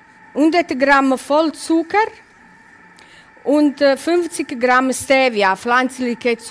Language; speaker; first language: German; non-native, learner; Italian